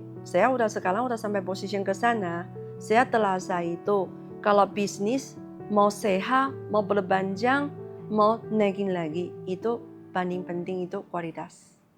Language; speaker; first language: Indonesian; non-native, learner; Chinese